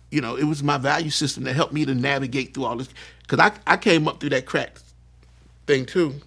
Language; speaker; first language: English; native; English